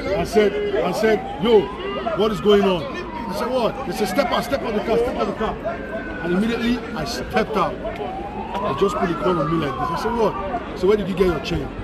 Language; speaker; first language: English; non-native, local second language; Bini